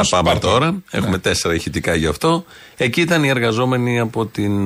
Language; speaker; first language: Greek; native; Greek